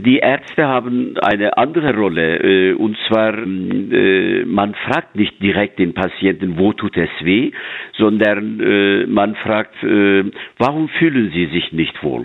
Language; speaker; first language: German; non-native, fluent; Turkish